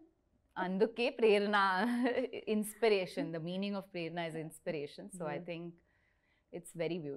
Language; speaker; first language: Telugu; non-native, learner; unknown